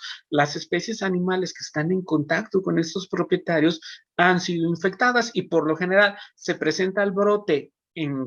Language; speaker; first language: Spanish; native; Spanish